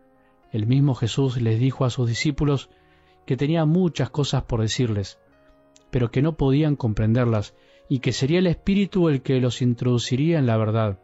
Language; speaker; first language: Spanish; native; Spanish